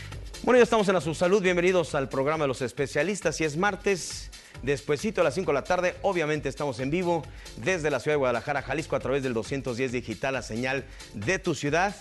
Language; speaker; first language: Spanish; native; Spanish